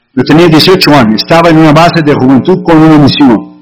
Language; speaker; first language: Spanish; native; Spanish